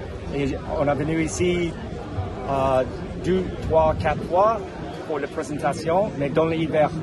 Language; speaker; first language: French; non-native, fluent; English